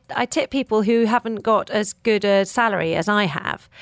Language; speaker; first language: English; native; English